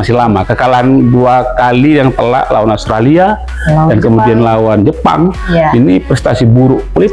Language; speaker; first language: Indonesian; native; Indonesian